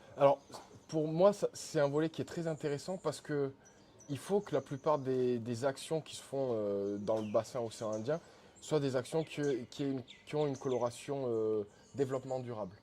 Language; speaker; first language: French; non-native, local second language; Comorian